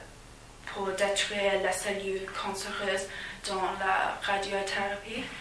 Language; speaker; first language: French; non-native, fluent; English